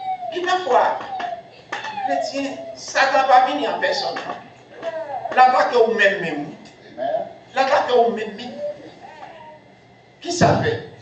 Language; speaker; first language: French; non-native, local second language; Haitian Creole